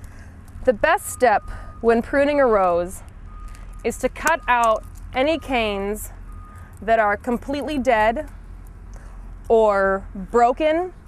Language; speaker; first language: English; native; English